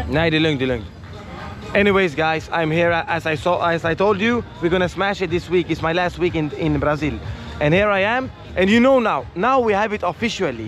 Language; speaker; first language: English; non-native, fluent; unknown